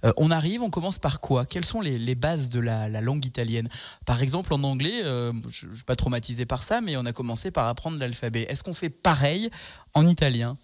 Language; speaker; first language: French; native; French